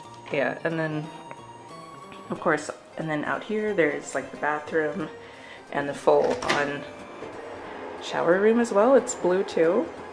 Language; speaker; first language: English; native; English